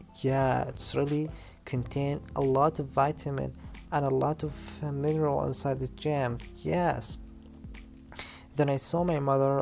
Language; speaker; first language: English; non-native, learner; Arabic